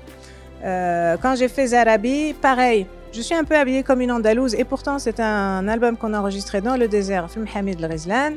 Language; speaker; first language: French; non-native, local second language; Arabic